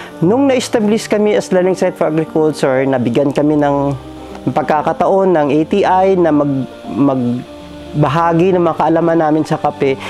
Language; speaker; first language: Filipino; non-native, local second language; Hiligaynon